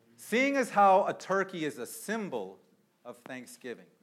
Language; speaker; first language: English; early bilingual, other home language; Spanish